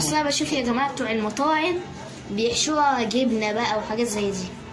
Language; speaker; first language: Arabic; native; Arabic